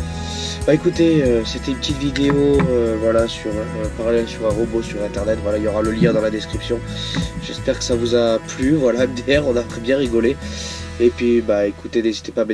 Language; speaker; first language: French; native; French